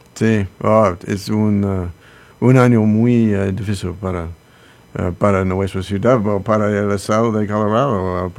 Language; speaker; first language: Spanish; non-native, learner; English